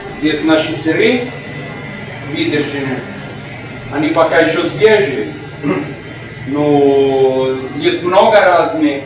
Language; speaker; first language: Russian; non-native, learner; Italian